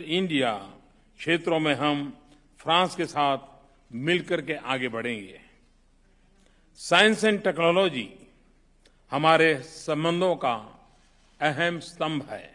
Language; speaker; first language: Hindi; non-native, local second language; Gujarati